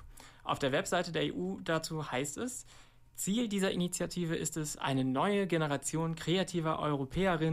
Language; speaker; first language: German; native; German